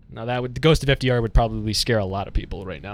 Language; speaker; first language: English; native; English